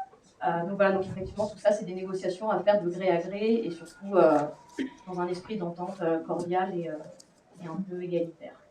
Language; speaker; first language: French; native; French